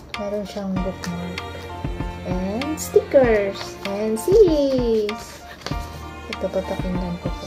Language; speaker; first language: Filipino; native; Filipino